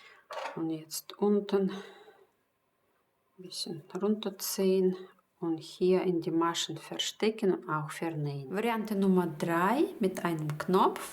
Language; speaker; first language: German; non-native, fluent; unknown